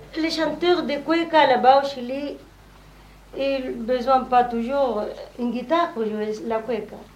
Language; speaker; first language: French; non-native, learner; Spanish